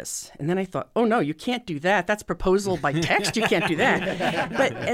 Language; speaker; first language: English; native; English